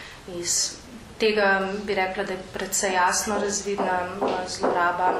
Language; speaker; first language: Slovenian; native; Slovenian